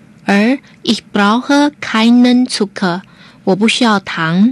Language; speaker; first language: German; non-native, fluent; Chinese